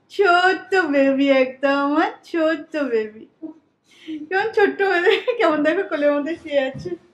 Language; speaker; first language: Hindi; non-native, local second language; Bangla